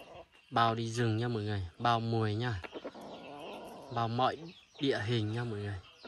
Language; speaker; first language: Vietnamese; non-native, local second language; Hmong